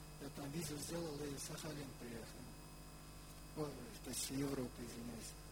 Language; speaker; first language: Russian; non-native, local second language; Kyrgyz